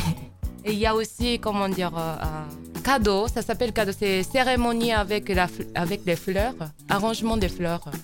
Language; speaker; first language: French; non-native, fluent; Japanese